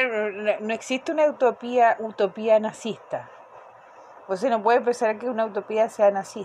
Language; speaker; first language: Portuguese; non-native, fluent; Spanish